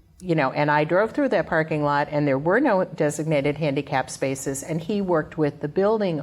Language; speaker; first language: English; native; English